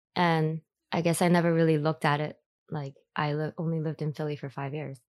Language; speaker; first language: English; early bilingual, other home language; Korean